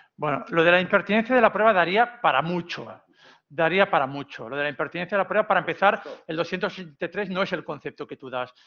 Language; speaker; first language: Spanish; non-native, local second language; Catalan